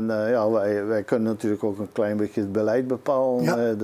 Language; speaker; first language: Dutch; native; Dutch